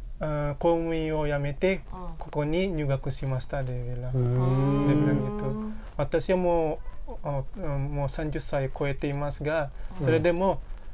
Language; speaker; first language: Japanese; non-native, learner; Indonesian